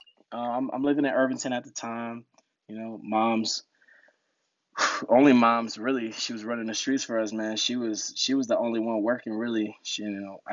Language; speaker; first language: English; early bilingual, other home language; Spanish